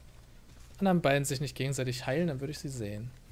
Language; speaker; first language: German; native; German